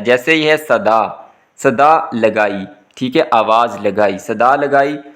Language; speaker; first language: Urdu; native; Urdu